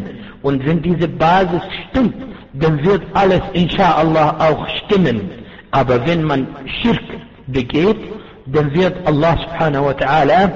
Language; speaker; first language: German; non-native, fluent; Arabic